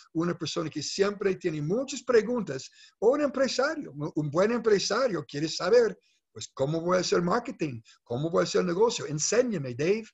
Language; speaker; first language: Spanish; non-native, fluent; English